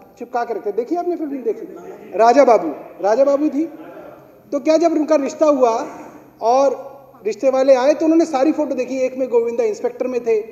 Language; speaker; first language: Hindi; native; Hindi